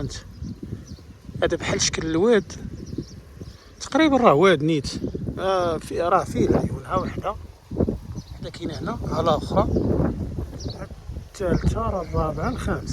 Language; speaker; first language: Arabic; native; Arabic